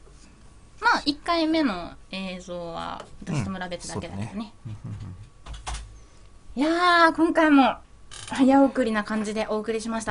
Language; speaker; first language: Japanese; native; Japanese